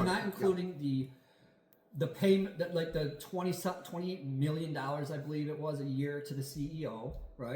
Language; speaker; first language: English; native; English